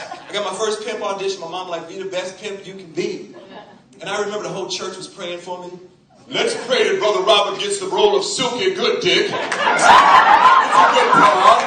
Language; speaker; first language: English; native; English